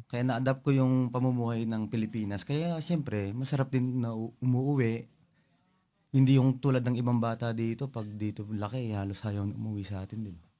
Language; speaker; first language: Filipino; non-native, local second language; Pampanga